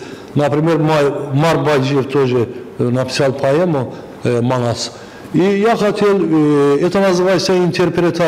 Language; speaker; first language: Russian; non-native, fluent; Azerbaijani